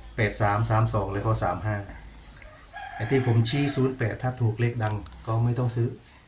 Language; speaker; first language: Thai; native; Thai